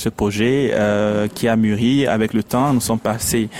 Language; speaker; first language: French; non-native, local second language; Ewe